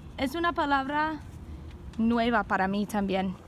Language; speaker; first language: Spanish; non-native, fluent; English